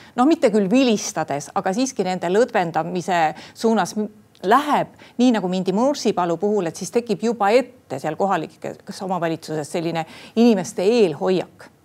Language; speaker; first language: Estonian; native; Estonian